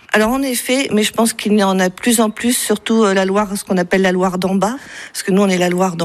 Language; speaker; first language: French; native; French